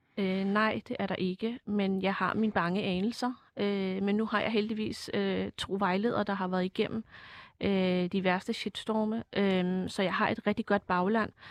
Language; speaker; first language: Danish; early bilingual, other home language; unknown